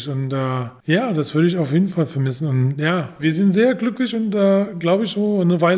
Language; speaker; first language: German; non-native, fluent; English